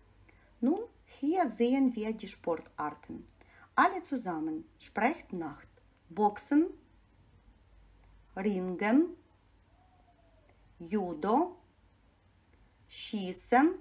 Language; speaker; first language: German; non-native, fluent; Ukrainian